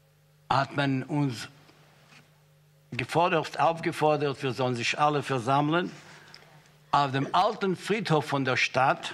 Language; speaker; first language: German; non-native, fluent; Yiddish